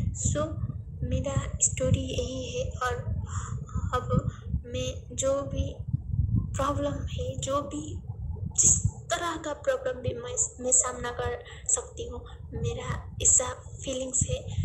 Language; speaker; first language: Hindi; non-native, learner; Nepali